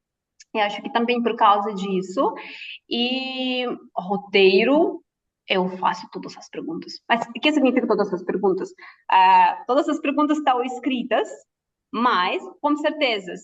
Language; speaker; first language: Portuguese; non-native, fluent; Russian